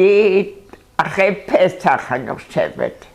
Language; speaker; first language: Hebrew; non-native, fluent; German